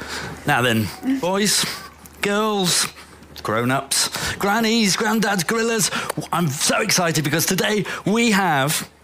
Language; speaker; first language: English; native; English